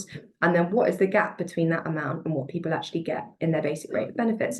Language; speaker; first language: English; native; English